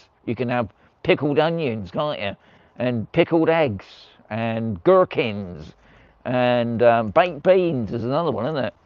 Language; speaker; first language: English; native; English